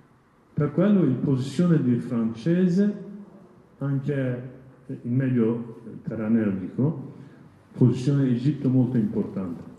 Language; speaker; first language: Italian; non-native, learner; Kurdish